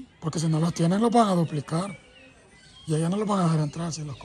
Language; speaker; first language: Spanish; native; Spanish